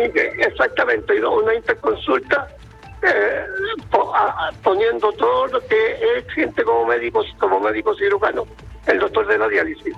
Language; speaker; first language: Spanish; native; Spanish